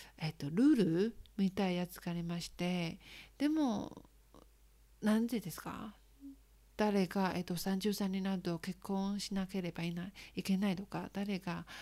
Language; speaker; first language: Japanese; non-native, learner; Chinese